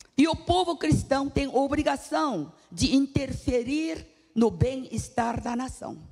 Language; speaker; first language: Portuguese; non-native, fluent; Korean